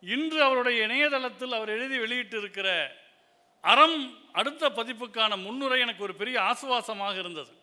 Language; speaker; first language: Tamil; native; Tamil